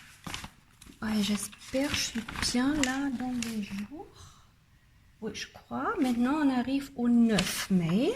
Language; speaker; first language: French; non-native, learner; German